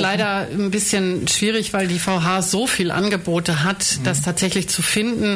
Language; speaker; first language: German; native; German